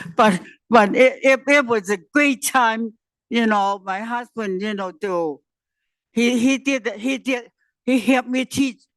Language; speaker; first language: English; non-native, learner; Chinese